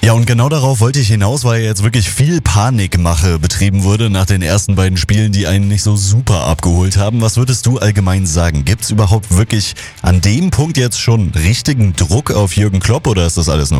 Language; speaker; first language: German; native; German